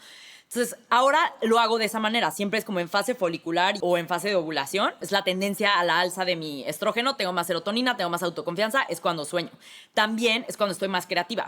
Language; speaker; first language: Spanish; native; Spanish